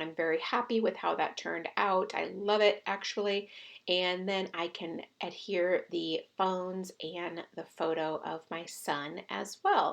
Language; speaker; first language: English; native; English